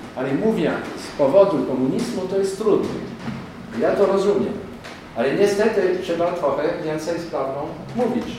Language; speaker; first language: Polish; non-native, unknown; French